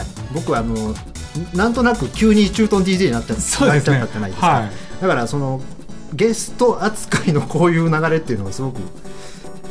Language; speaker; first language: Japanese; native; Japanese